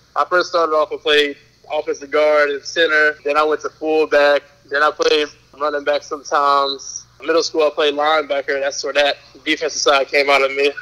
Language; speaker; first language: English; native; English